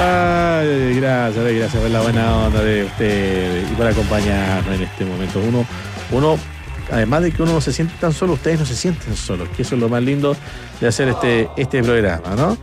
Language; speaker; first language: Spanish; native; Spanish